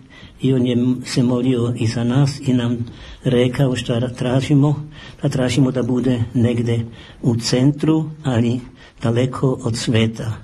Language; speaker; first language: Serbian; non-native, fluent; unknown